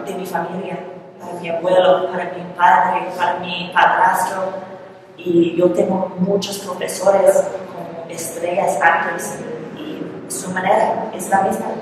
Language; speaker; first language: Spanish; non-native, learner; English